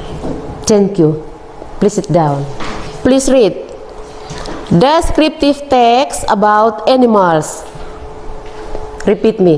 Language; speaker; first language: English; non-native, learner; Indonesian